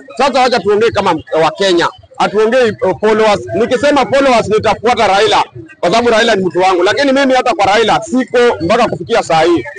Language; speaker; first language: Swahili; non-native, local second language; Luo (Kenya and Tanzania)